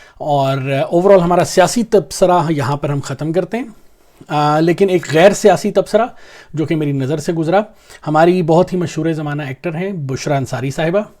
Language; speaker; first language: Urdu; non-native, local second language; Punjabi